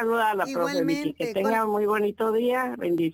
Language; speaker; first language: Spanish; native; Spanish